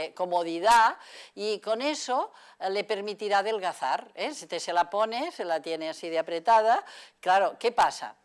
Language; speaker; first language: Spanish; non-native, local second language; Catalan